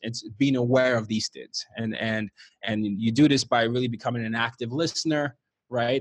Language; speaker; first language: English; non-native, local second language; Yoruba